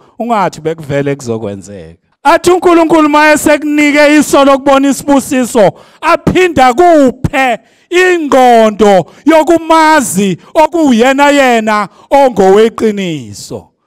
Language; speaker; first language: Zulu; non-native, local second language; Xhosa